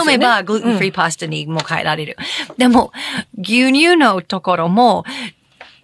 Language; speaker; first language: Japanese; non-native, fluent; English